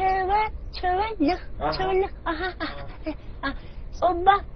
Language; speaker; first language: Mongolian; non-native, learner; Korean